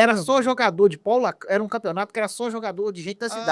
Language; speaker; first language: Portuguese; native; Portuguese